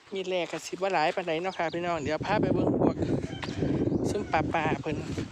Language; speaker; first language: Thai; native; Thai